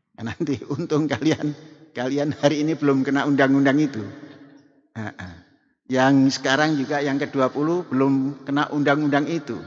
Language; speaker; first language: Indonesian; non-native, local second language; Javanese